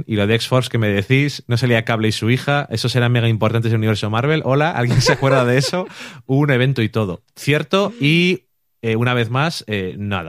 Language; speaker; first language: Spanish; native; Spanish